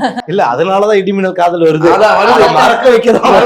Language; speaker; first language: Tamil; native; Tamil